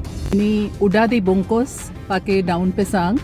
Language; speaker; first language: Indonesian; non-native, learner; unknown